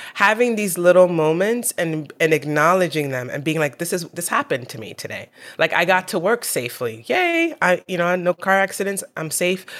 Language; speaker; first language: English; native; English